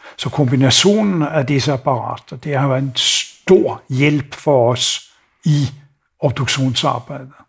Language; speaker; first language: Danish; native; Danish